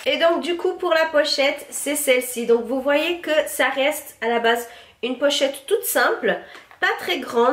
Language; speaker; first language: French; native; French